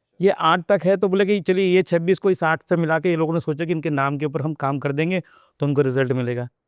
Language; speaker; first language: Hindi; non-native, local second language; Telugu